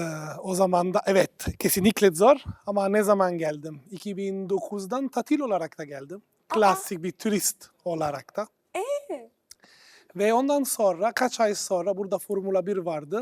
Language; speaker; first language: Turkish; non-native, fluent; Italian